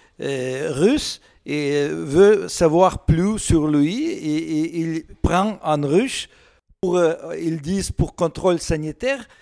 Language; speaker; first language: French; non-native, learner; Russian